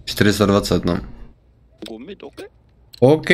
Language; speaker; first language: English; non-native, learner; Czech